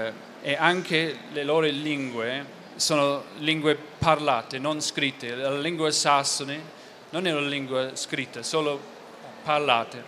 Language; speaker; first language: Italian; non-native, fluent; English